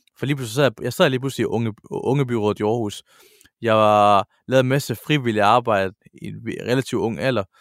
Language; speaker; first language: Danish; early bilingual, other home language; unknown